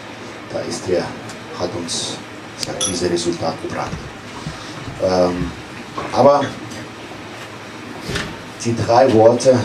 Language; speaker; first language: German; non-native, fluent; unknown